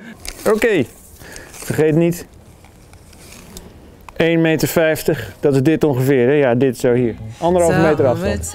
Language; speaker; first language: Dutch; native; Dutch